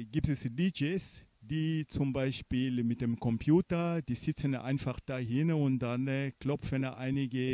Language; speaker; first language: German; non-native, fluent; Portuguese